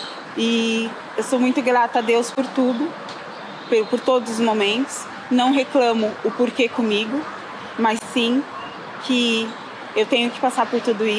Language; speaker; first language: Portuguese; native; Portuguese